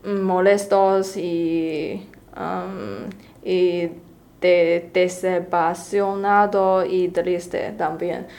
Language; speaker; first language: Spanish; non-native, learner; Chinese